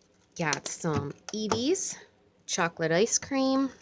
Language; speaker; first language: English; native; English